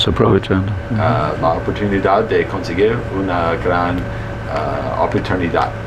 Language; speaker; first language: Spanish; early bilingual, heritage; Spanish